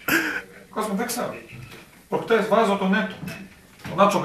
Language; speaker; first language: Greek; non-native, fluent; Serbian